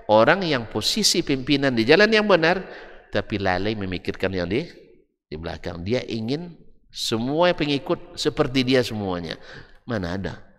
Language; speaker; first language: Indonesian; non-native, local second language; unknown